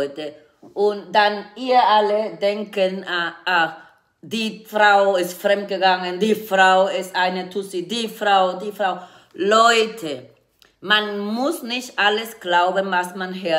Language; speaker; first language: German; non-native, fluent; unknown